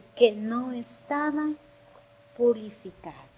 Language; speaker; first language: Spanish; native; Spanish